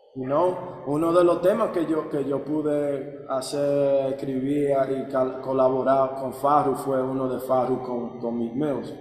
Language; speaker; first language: Spanish; early bilingual, heritage; Spanish